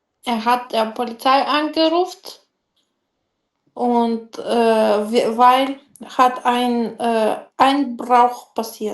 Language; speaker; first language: German; non-native, learner; Macedonian